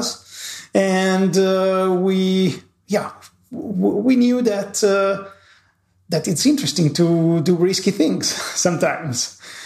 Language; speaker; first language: English; non-native, fluent; Italian